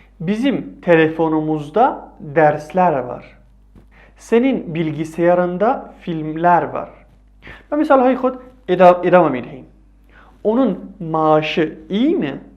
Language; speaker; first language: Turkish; non-native, fluent; Persian